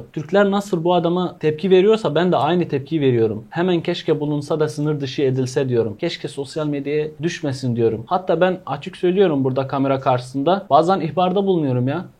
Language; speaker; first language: Turkish; non-native, fluent; Arabic